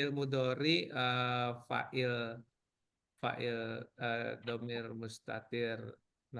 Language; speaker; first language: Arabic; non-native, learner; Indonesian